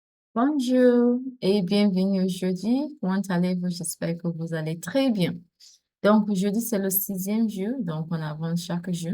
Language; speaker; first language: French; non-native, fluent; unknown